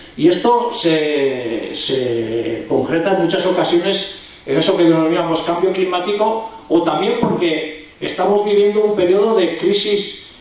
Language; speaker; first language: Spanish; non-native, local second language; Basque